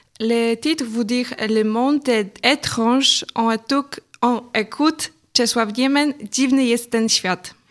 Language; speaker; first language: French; non-native, fluent; Polish